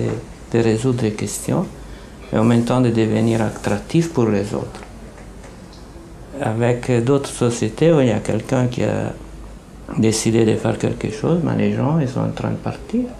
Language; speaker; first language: French; non-native, fluent; Italian